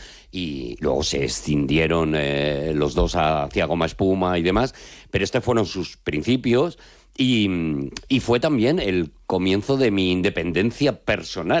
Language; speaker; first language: Spanish; native; Spanish